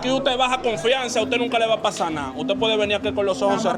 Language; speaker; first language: Spanish; native; Spanish